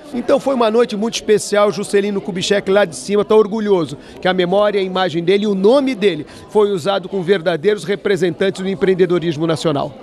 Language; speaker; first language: Portuguese; native; Portuguese